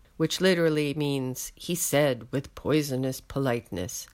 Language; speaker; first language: English; native; English